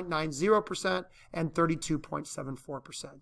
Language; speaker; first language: English; native; English